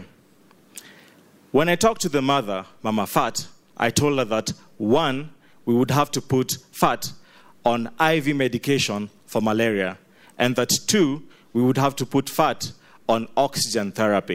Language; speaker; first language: English; non-native, local second language; Ganda